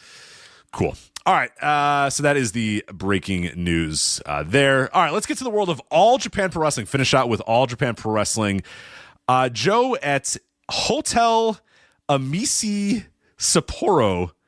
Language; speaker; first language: English; native; English